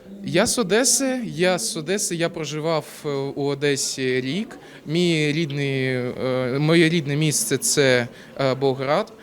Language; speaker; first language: Ukrainian; non-native, local second language; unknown